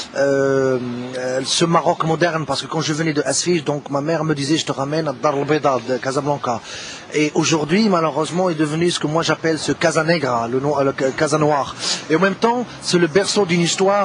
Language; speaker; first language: French; non-native, local second language; Arabic